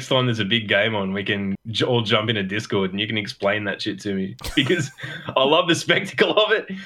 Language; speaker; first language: English; native; English